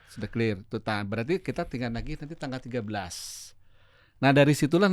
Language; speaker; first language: Indonesian; native; Indonesian